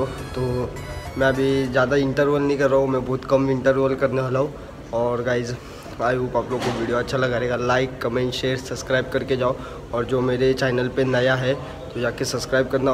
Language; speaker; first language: Hindi; non-native, local second language; Marathi